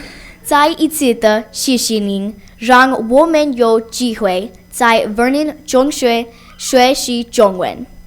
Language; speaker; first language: Chinese; non-native, learner; English